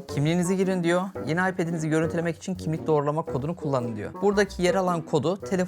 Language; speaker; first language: Turkish; native; Turkish